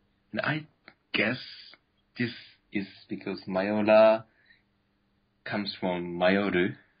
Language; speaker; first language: English; non-native, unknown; Japanese